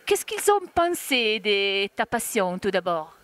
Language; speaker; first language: French; non-native, fluent; Italian